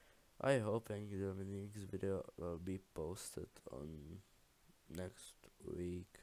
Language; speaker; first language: English; non-native, learner; Czech